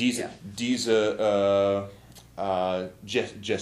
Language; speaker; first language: German; non-native, learner; English